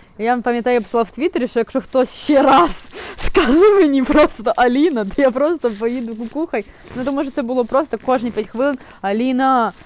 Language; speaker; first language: Ukrainian; non-native, local second language; Russian